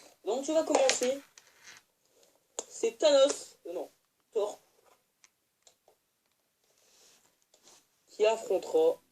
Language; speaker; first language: French; native; French